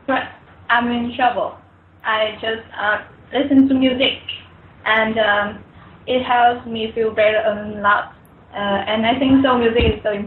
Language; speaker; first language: English; non-native, learner; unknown